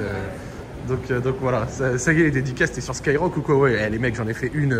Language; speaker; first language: French; native; French